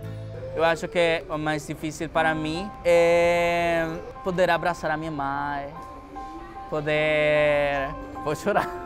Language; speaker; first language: Portuguese; non-native, fluent; Spanish